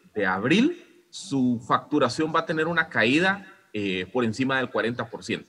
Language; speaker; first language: Spanish; non-native, fluent; Dutch